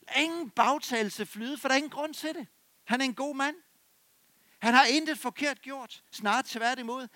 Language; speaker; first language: Danish; native; Danish